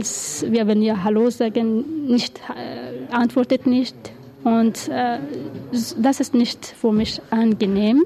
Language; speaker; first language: German; non-native, learner; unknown